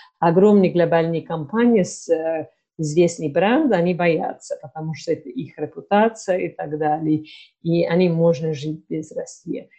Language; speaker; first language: Russian; non-native, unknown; English